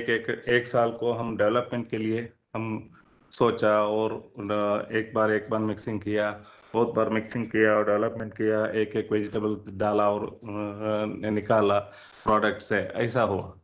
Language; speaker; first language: Hindi; non-native, local second language; Kannada